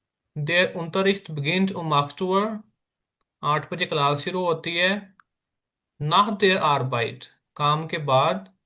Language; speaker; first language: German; non-native, learner; Urdu